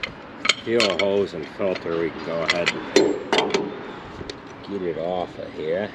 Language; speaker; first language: English; native; English